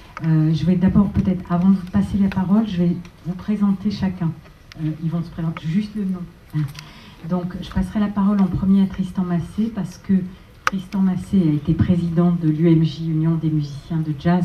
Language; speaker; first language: French; native; French